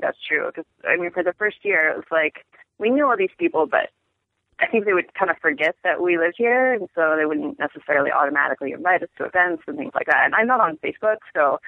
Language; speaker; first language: English; native; English